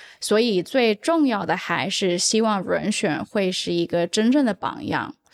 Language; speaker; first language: Chinese; early bilingual, heritage; Chinese